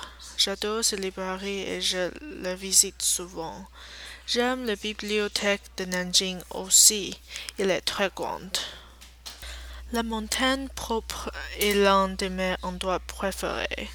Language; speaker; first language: French; non-native, learner; Chinese